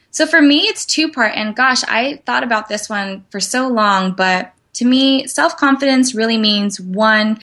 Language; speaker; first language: English; native; English